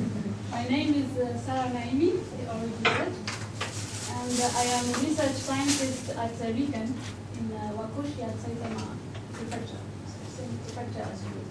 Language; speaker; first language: English; non-native, fluent; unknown